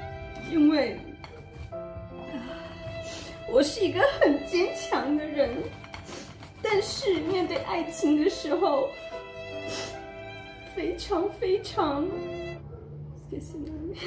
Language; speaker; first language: Chinese; non-native, fluent; Portuguese